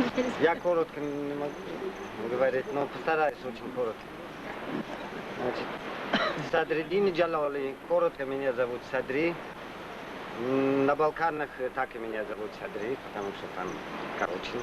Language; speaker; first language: Russian; non-native, local second language; Tajik